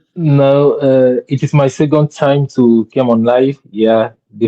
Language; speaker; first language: English; non-native, learner; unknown